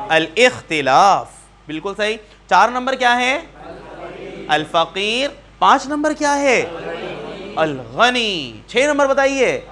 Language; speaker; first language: Urdu; native; Urdu